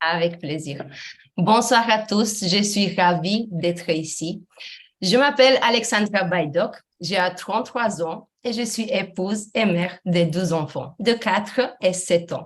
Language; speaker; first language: French; non-native, fluent; Romanian